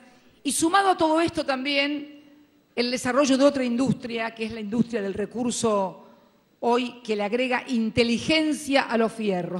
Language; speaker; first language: Spanish; native; Spanish